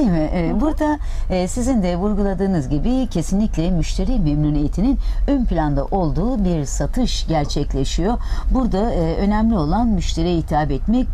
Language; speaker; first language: Turkish; native; Turkish